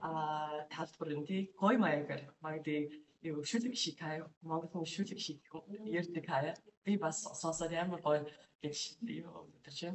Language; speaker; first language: Mongolian; non-native, learner; English